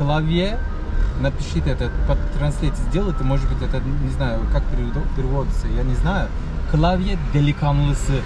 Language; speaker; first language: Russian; non-native, learner; Turkish